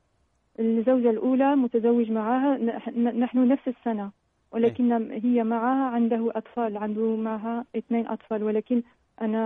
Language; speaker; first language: Arabic; early bilingual, heritage; Arabic